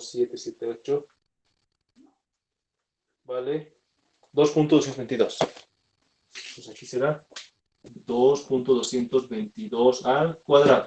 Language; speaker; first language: Spanish; native; Spanish